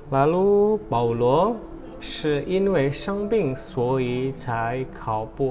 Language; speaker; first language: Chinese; non-native, fluent; Indonesian